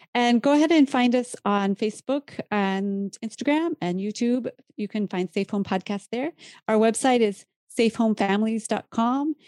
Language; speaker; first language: English; native; English